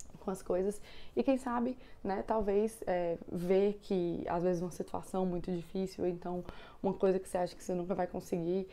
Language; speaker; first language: Portuguese; native; Portuguese